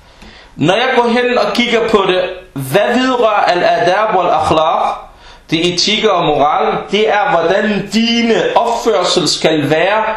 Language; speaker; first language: Danish; non-native, fluent; Arabic